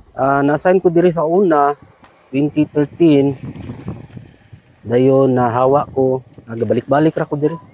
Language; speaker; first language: Cebuano; native; Cebuano